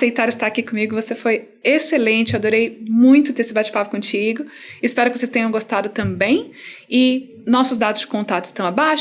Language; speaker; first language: Portuguese; native; Portuguese